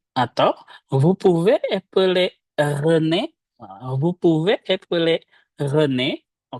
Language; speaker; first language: French; non-native, fluent; Indonesian